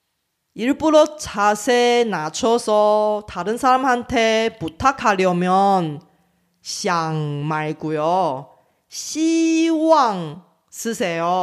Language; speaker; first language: Korean; non-native, fluent; Chinese